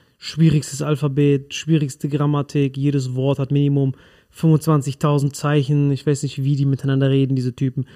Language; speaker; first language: German; non-native, fluent; Spanish